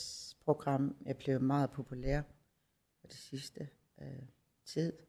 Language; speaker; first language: Danish; non-native, local second language; Kalaallisut